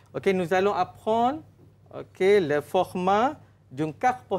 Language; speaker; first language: French; non-native, fluent; Malay